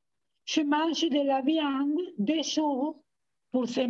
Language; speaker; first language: French; non-native, learner; Spanish